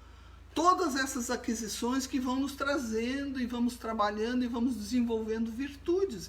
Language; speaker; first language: Portuguese; native; Portuguese